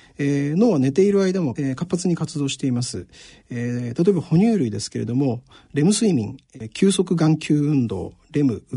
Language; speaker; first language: Japanese; native; Japanese